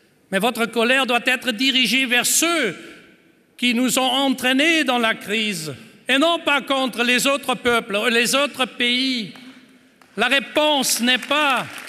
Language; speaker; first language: French; non-native, fluent; German